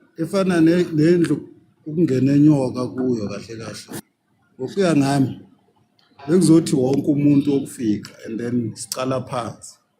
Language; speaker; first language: Zulu; non-native, local second language; Tsonga